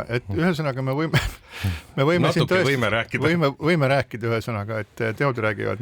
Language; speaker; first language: Estonian; native; Estonian